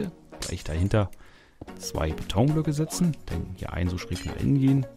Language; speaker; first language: German; native; German